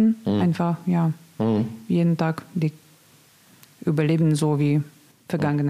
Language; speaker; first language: German; non-native, learner; Russian